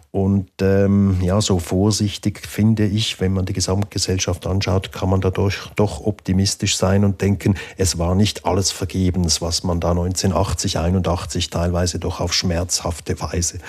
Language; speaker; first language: German; native; German